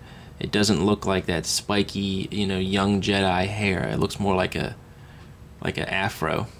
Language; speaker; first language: English; native; English